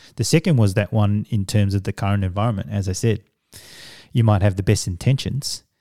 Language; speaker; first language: English; early bilingual, other home language; Samoan